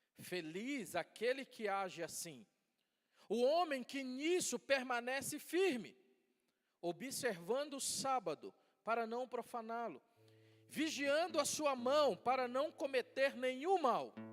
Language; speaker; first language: Portuguese; native; Portuguese